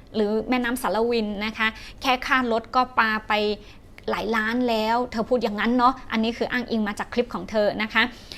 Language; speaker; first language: Thai; non-native, fluent; Shan